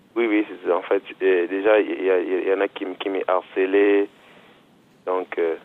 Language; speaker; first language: French; non-native, local second language; Lingala